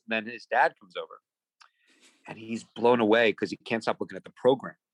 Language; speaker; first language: English; native; English